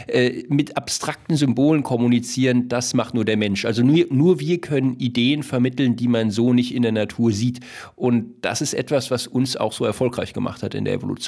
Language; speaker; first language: German; native; German